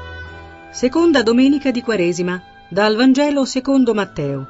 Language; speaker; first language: Italian; native; Italian